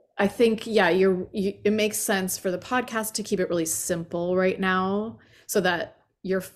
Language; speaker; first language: English; native; English